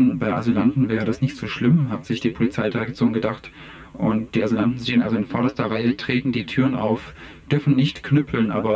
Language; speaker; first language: German; native; German